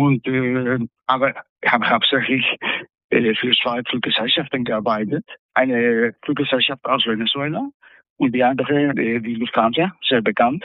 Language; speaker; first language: German; non-native, fluent; Spanish